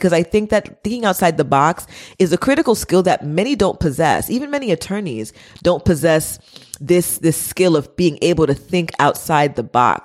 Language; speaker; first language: English; early bilingual, other home language; Haitian Creole